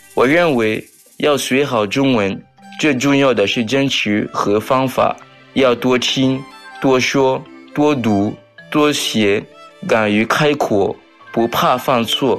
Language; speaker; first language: Chinese; non-native, fluent; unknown